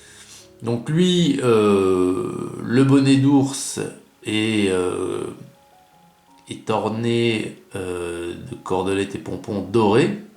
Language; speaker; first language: French; native; French